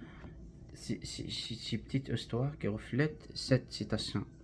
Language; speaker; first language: French; non-native, learner; Arabic